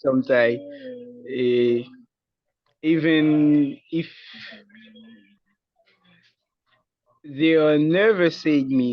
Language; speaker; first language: English; non-native, learner; Haitian Creole